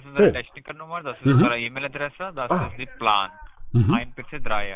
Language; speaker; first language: German; non-native, learner; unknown